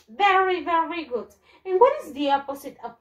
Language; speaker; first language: English; non-native, fluent; Spanish